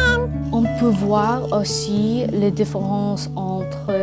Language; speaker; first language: French; non-native, learner; English